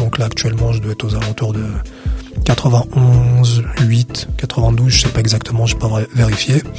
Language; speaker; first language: French; early bilingual, other home language; Arabic